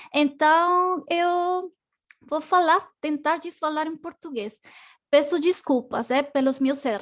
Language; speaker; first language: Portuguese; non-native, learner; Spanish